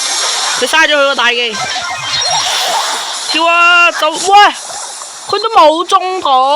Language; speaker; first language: Chinese; early bilingual, heritage; Cantonese